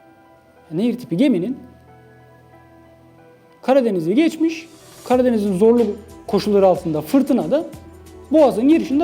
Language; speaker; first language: Turkish; native; Turkish